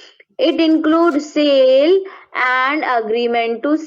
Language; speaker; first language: English; non-native, local second language; Hindi